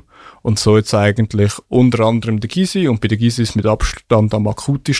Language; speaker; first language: German; native; German